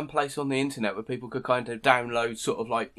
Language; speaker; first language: English; native; English